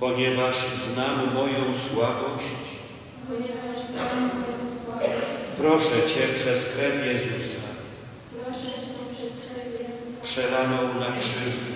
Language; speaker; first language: Polish; native; Polish